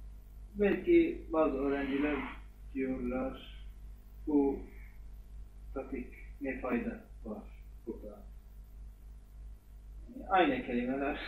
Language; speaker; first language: Turkish; non-native, fluent; Arabic